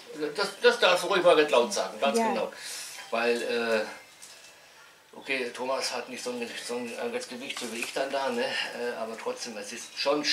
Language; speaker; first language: German; native; German